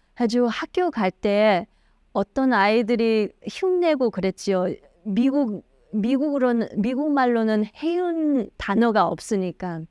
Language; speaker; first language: Korean; early bilingual, heritage; Korean